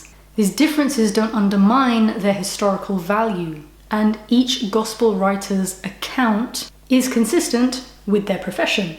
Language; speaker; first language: English; native; English